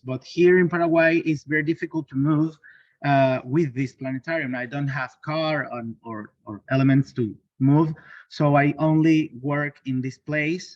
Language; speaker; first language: English; non-native, learner; Spanish